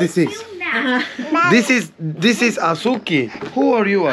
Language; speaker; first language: English; non-native, learner; Portuguese